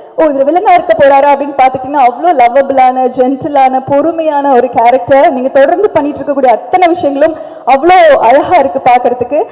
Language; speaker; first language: Tamil; native; Tamil